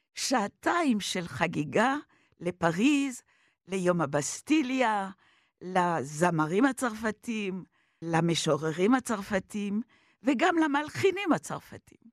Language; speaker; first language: Hebrew; non-native, fluent; French